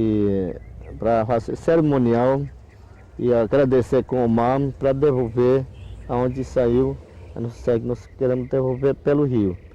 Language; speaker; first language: Portuguese; non-native, local second language; Yanomámi